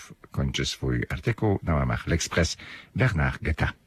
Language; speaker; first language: Polish; native; Polish